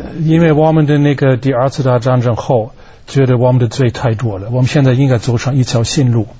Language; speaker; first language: Chinese; non-native, fluent; German